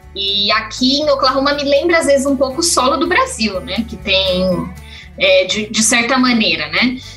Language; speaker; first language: Portuguese; native; Portuguese